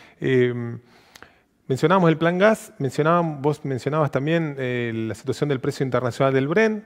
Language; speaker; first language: Spanish; native; Spanish